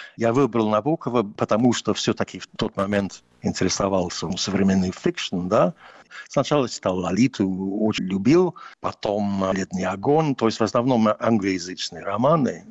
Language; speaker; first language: Russian; non-native, fluent; English